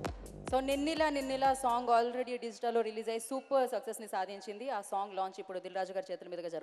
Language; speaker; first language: Telugu; native; Telugu